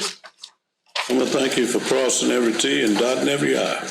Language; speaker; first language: English; native; English